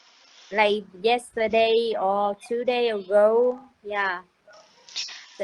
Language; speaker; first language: English; non-native, learner; Vietnamese